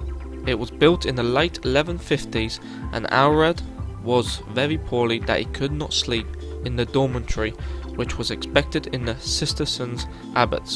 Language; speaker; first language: English; non-native, fluent; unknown